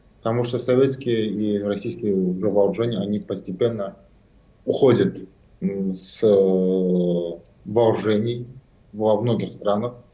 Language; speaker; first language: Russian; non-native, local second language; Azerbaijani